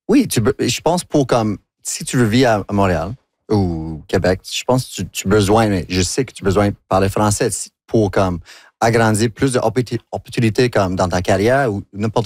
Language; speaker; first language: French; non-native, local second language; English